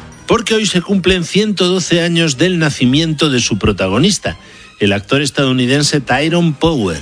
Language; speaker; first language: Spanish; native; Spanish